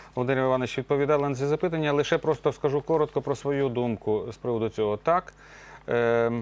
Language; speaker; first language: Ukrainian; native; Ukrainian